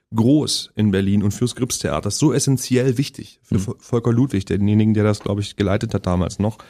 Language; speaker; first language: German; native; German